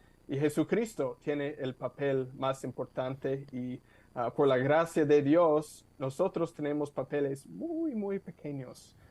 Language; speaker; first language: Spanish; non-native, fluent; English